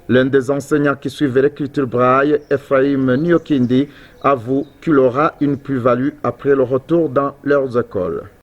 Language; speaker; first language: French; non-native, local second language; Rundi